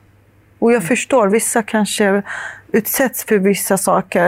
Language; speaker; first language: Swedish; early bilingual, other home language; Arabic